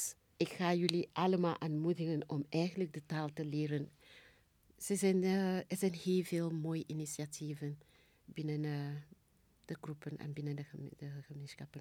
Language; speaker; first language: Dutch; non-native, fluent; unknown